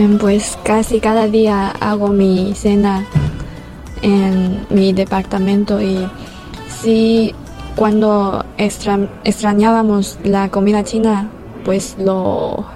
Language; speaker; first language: Spanish; non-native, fluent; Chinese